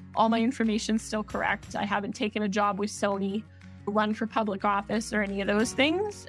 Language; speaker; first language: English; native; English